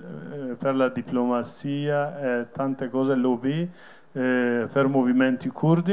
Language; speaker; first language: Italian; non-native, learner; Kurdish